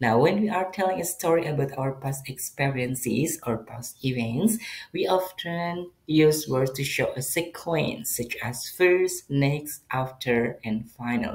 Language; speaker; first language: English; non-native, fluent; Indonesian